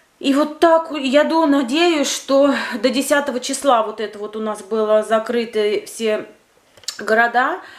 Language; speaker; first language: Russian; native; Russian